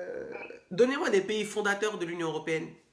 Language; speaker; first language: French; native; French